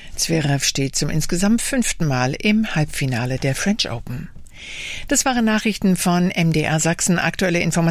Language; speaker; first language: German; native; German